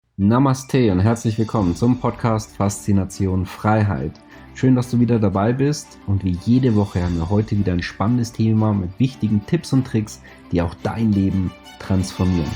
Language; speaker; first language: German; native; German